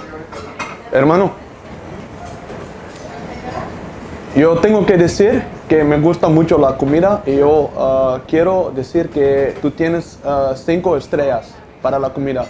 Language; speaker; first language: Spanish; non-native, learner; Dutch